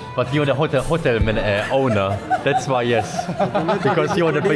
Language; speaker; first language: English; non-native, learner; German